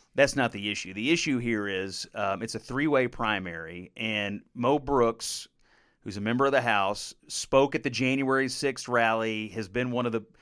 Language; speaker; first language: English; native; English